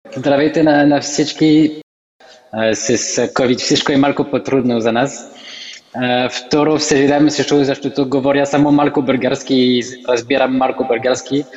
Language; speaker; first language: Bulgarian; non-native, learner; French